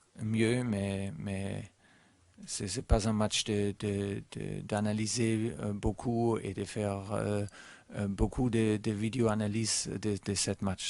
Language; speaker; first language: French; non-native, learner; German